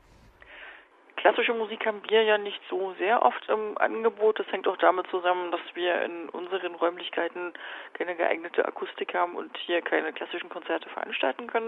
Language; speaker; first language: German; native; German